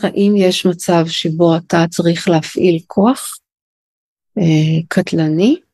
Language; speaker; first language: Hebrew; native; Hebrew